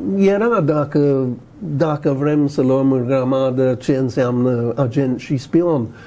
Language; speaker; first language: Romanian; non-native, fluent; English